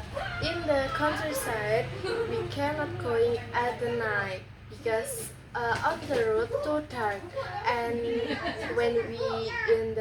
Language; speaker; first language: English; non-native, learner; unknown